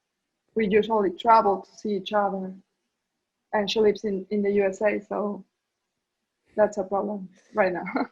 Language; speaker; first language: English; non-native, learner; Spanish